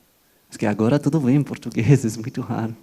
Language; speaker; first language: Portuguese; non-native, fluent; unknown